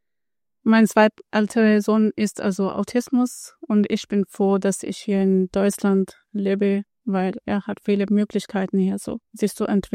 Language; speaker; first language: German; non-native, learner; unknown